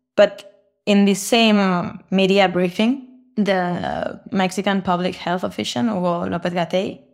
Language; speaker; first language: English; non-native, fluent; Spanish